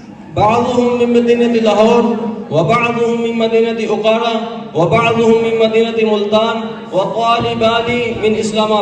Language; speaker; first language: Arabic; non-native, learner; Urdu